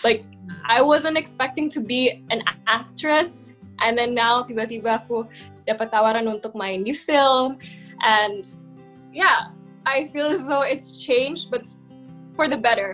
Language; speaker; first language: English; early bilingual, heritage; English